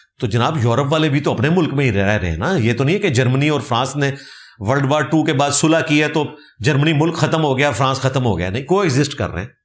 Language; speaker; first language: Urdu; non-native, local second language; Punjabi